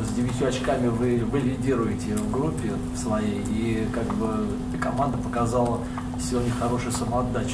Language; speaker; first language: Russian; native; Russian